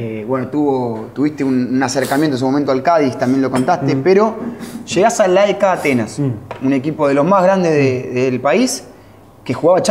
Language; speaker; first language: Spanish; native; Spanish